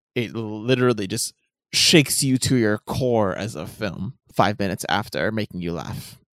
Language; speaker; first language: English; native; English